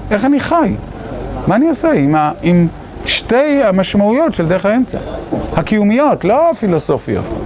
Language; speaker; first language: Hebrew; native; Hebrew